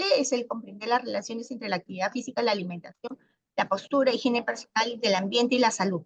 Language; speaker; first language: Spanish; native; Spanish